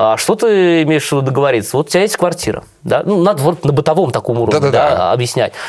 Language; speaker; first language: Russian; native; Russian